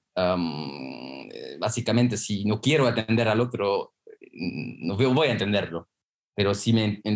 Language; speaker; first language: Spanish; non-native, fluent; Luxembourgish